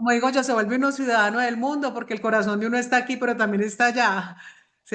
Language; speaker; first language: Spanish; native; Spanish